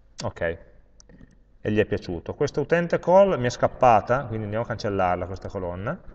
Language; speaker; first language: Italian; native; Italian